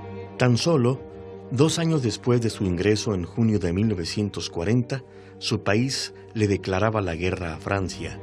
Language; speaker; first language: Spanish; native; Spanish